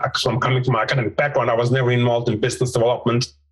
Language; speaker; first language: English; non-native, fluent; Turkish